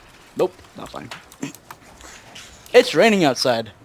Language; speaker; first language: English; native; English